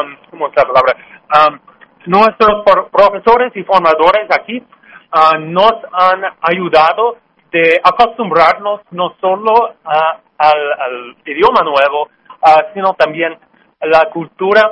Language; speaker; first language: Spanish; non-native, fluent; English